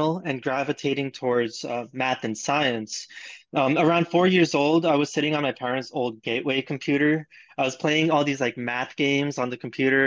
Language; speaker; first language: English; native; English